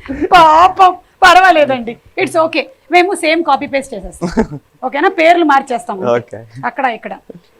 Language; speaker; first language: Telugu; native; Telugu